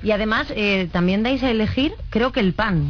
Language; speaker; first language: Spanish; native; Spanish